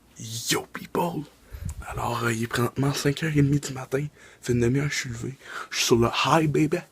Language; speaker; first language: French; native; French